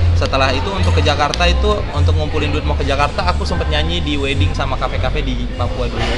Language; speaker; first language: Indonesian; native; Indonesian